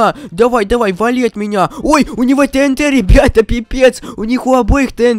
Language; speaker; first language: Russian; native; Russian